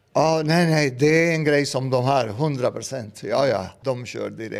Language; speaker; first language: Swedish; non-native, fluent; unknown